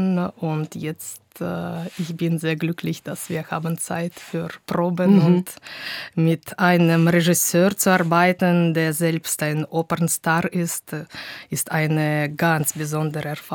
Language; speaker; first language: German; non-native, fluent; Russian